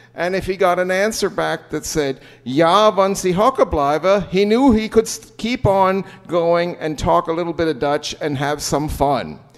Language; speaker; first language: English; early bilingual, other home language; German